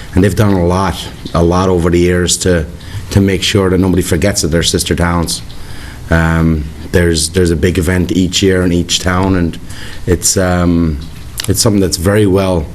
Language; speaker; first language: English; native; English